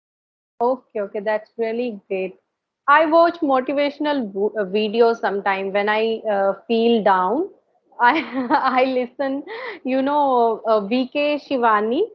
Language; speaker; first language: English; non-native, learner; Hindi